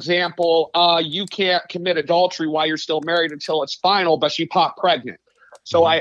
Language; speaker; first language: English; native; English